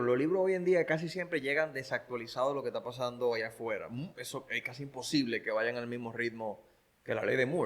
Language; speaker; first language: Spanish; native; Spanish